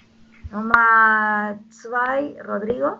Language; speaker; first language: German; non-native, fluent; Spanish